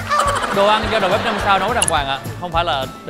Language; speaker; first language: Vietnamese; native; Vietnamese